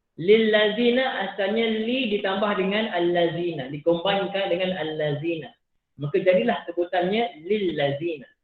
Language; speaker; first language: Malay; native; Malay